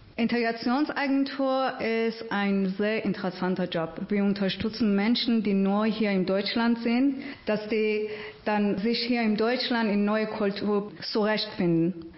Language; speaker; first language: German; non-native, fluent; Persian